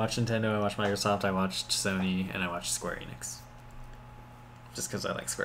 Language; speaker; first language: English; native; English